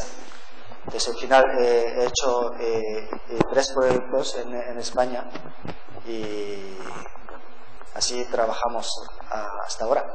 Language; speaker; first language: Spanish; non-native, learner; Korean